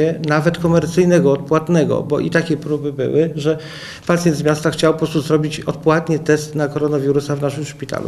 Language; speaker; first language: Polish; native; Polish